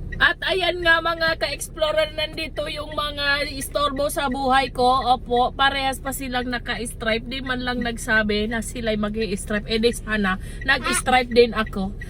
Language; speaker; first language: Filipino; non-native, local second language; Bikol